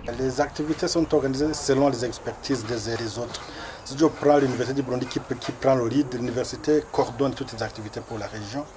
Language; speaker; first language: French; non-native, local second language; Rundi